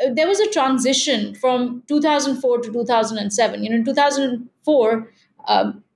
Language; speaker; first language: English; non-native, local second language; Hindi